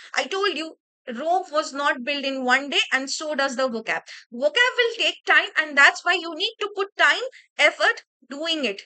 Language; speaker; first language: English; non-native, local second language; Bangla